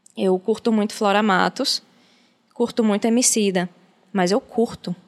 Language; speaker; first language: Portuguese; native; Portuguese